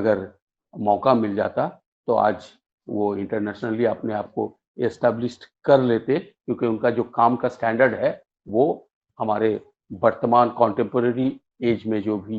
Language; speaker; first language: Hindi; native; Hindi